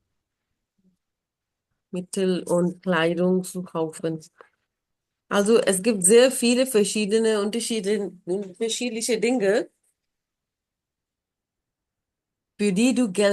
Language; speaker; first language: German; non-native, fluent; Urdu